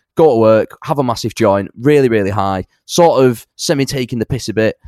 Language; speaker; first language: English; native; English